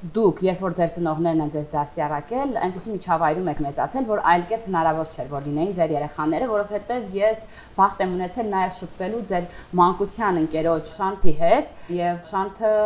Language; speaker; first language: Armenian; native; Armenian